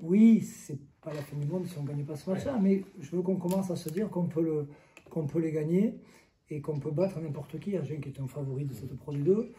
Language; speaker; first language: French; native; French